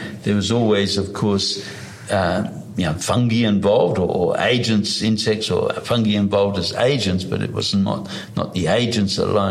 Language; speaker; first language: English; native; English